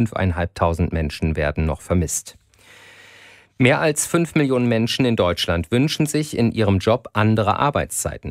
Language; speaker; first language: German; native; German